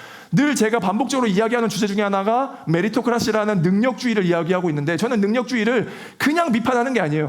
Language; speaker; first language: Korean; native; Korean